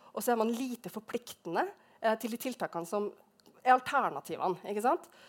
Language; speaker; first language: Norwegian; native; Norwegian